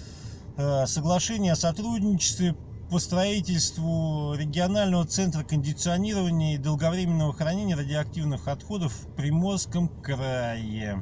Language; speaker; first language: Russian; native; Russian